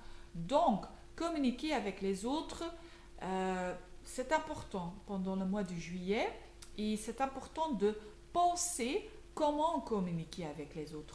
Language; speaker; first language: French; non-native, local second language; Dutch